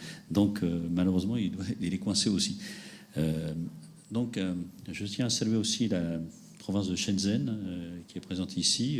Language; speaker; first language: French; native; French